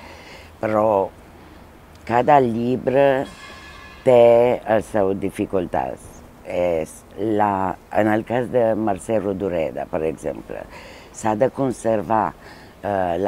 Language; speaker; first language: Catalan; non-native, fluent; Romanian